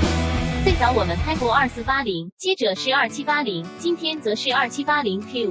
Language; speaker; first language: Chinese; native; Chinese